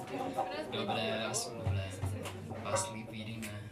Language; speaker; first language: Czech; non-native, learner; English